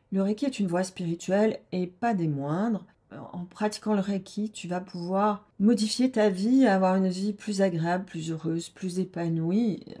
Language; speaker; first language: French; native; French